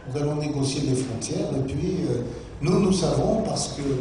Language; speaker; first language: French; non-native, local second language; Arabic